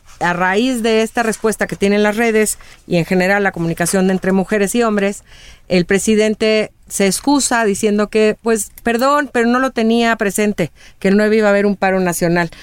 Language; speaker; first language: Spanish; native; Spanish